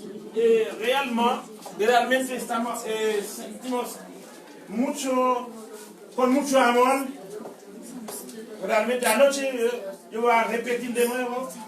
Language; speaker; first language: Spanish; non-native, learner; Haitian Creole